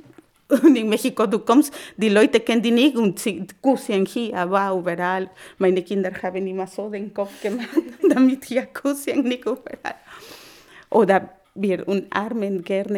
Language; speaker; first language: German; non-native, learner; Spanish